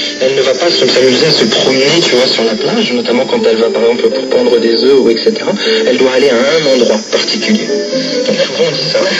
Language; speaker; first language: French; native; French